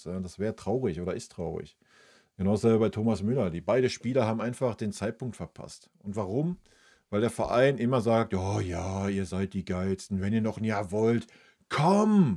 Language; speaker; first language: German; native; German